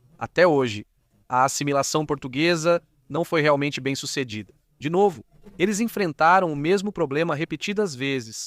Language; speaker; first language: Portuguese; native; Portuguese